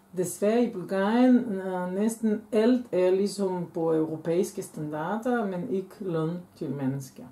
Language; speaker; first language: Danish; non-native, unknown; Bulgarian